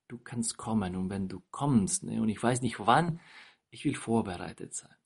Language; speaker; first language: German; non-native, fluent; Spanish